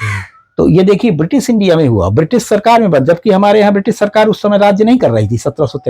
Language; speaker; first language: Hindi; native; Hindi